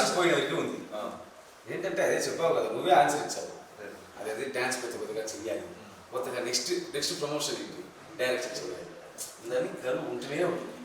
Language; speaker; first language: Telugu; non-native, learner; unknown